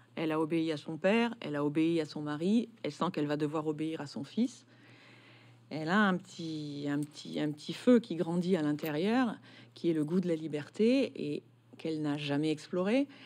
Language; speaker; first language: French; native; French